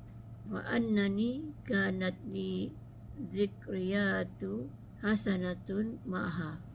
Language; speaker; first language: Arabic; non-native, learner; Malay